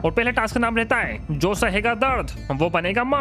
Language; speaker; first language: Hindi; native; Hindi